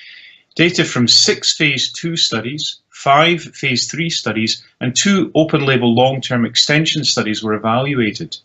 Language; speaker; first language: English; native; English